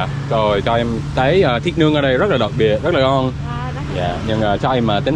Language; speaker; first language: Vietnamese; non-native, learner; English